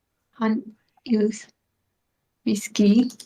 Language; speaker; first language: English; non-native, learner; Hungarian